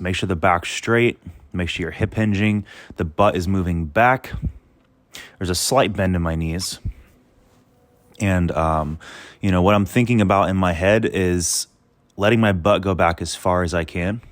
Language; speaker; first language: English; native; English